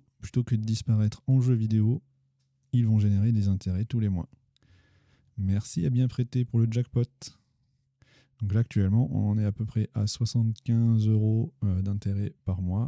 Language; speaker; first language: French; native; French